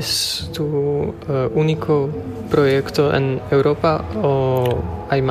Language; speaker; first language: Spanish; non-native, learner; Slovak